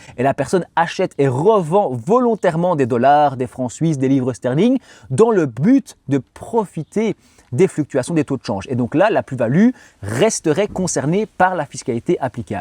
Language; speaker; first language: French; native; French